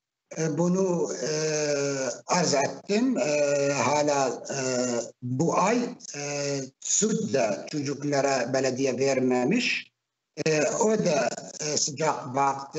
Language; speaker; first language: Turkish; non-native, fluent; Arabic